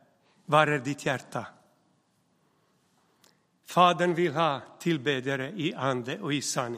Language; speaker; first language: Swedish; non-native, fluent; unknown